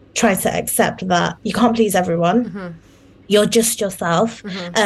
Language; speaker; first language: English; native; English